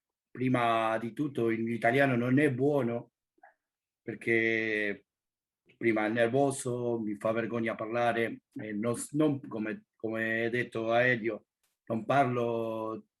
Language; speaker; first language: Italian; non-native, learner; Spanish